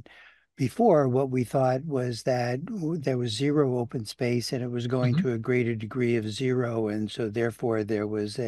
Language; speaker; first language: English; native; English